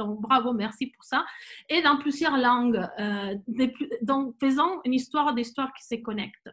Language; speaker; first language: French; non-native, fluent; Spanish